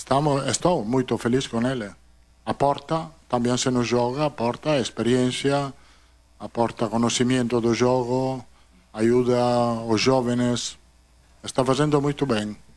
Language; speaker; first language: Portuguese; non-native, learner; Italian